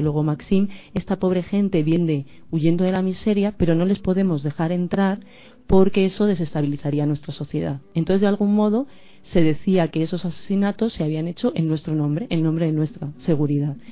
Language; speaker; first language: Spanish; native; Spanish